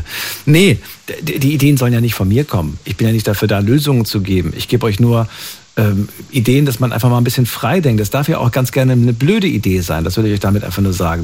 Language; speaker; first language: German; native; German